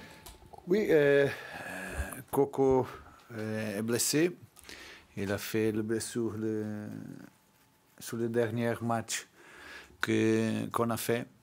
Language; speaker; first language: French; non-native, learner; Portuguese